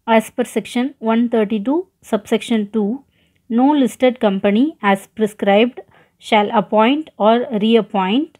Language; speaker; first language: English; non-native, local second language; Tamil